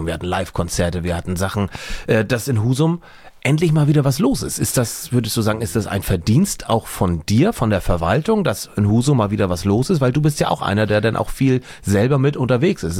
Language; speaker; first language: German; native; German